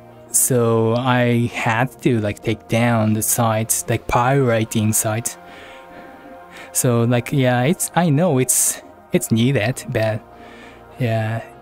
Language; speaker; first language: English; non-native, learner; Japanese